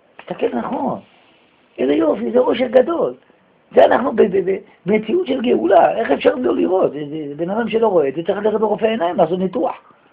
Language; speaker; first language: Hebrew; native; Hebrew